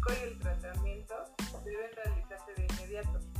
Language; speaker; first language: Spanish; native; Spanish